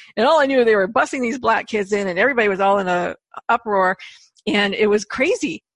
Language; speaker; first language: English; native; English